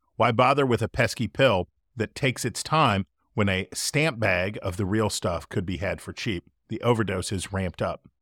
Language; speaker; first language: English; native; English